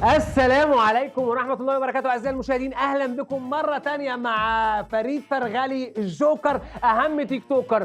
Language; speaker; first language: Arabic; native; Arabic